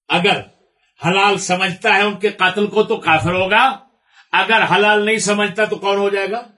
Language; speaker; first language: Urdu; non-native, local second language; Punjabi